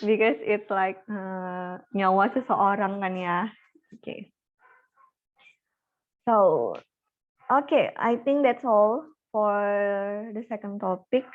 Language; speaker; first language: English; non-native, learner; Indonesian